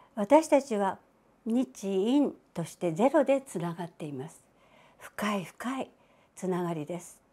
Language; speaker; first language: Japanese; native; Japanese